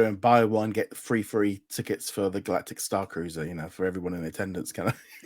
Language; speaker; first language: English; native; English